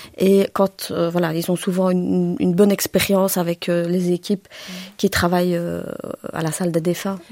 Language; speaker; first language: French; early bilingual, other home language; Turkish